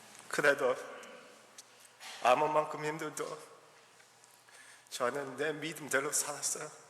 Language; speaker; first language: Korean; early bilingual, heritage; English